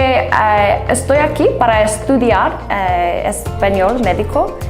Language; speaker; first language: Spanish; non-native, learner; English